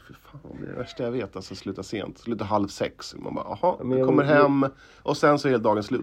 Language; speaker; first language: Swedish; native; Swedish